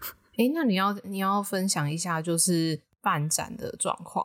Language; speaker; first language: Chinese; native; Chinese